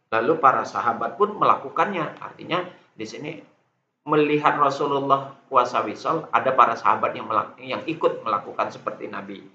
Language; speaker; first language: Indonesian; native; Indonesian